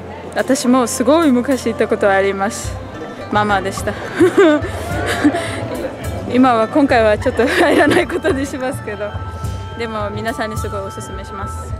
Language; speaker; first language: Japanese; non-native, fluent; Uzbek